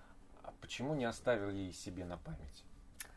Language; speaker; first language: Russian; native; Russian